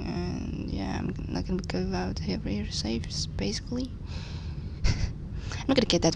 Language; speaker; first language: English; non-native, fluent; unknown